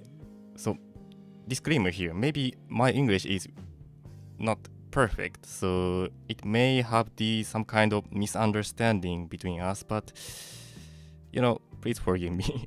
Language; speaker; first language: English; non-native, fluent; Japanese